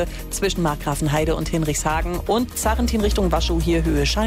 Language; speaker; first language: German; native; German